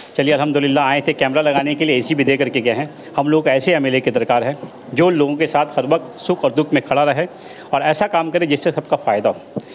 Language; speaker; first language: Hindi; non-native, local second language; Urdu